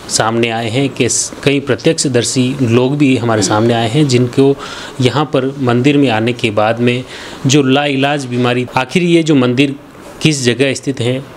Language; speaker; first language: Hindi; native; Hindi